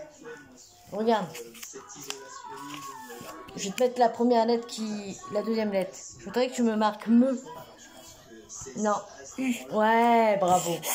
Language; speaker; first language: French; native; French